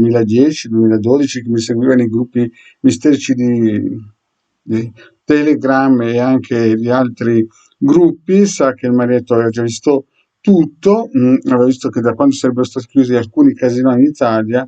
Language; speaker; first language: Italian; native; Italian